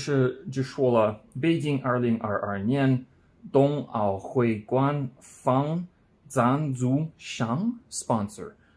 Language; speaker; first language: Chinese; non-native, learner; English